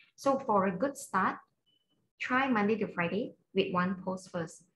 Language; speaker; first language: English; non-native, local second language; Cantonese